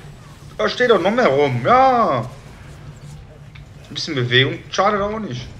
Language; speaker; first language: German; native; German